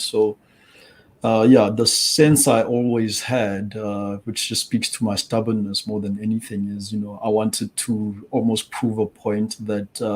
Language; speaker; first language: English; non-native, local second language; Tswana